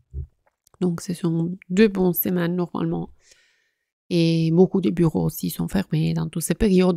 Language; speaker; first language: French; non-native, fluent; Italian